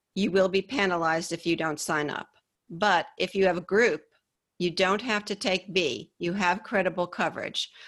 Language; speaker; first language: English; native; English